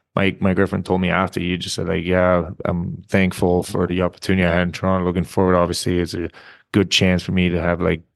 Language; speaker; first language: English; non-native, fluent; German